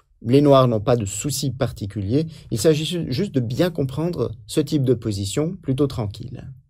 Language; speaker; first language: French; native; French